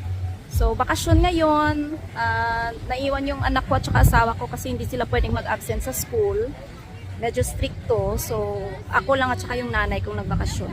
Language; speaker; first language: Filipino; non-native, local second language; Hiligaynon